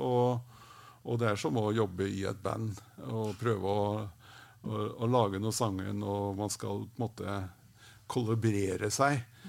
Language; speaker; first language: Norwegian; native; Norwegian